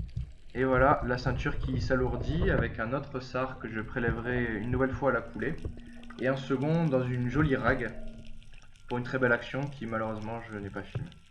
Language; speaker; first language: French; native; French